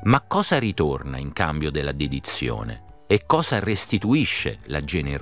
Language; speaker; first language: Italian; native; Italian